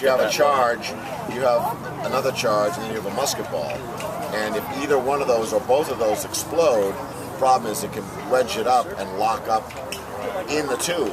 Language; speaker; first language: English; native; English